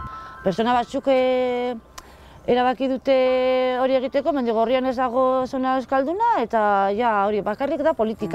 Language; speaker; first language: Basque; non-native, local second language; Spanish